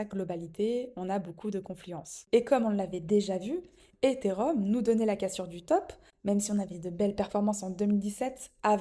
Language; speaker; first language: French; native; French